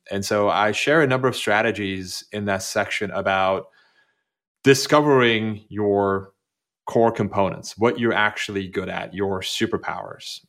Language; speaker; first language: English; non-native, fluent; Turkish